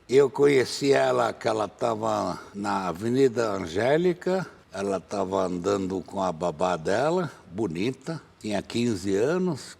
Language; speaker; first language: Portuguese; non-native, fluent; Arabic